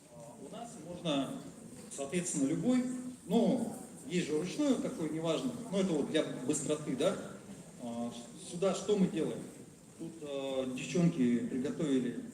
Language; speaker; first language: Russian; native; Russian